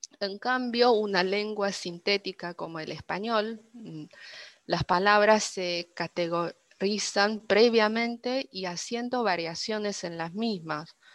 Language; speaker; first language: Spanish; non-native, fluent; Chinese